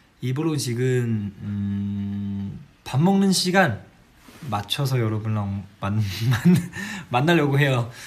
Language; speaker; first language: Korean; non-native, fluent; Chinese